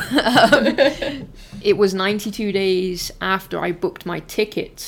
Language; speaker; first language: English; native; English